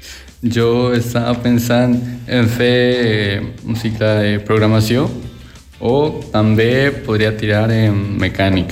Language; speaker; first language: Catalan; non-native, learner; Spanish